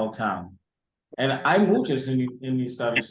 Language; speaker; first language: Spanish; early bilingual, heritage; English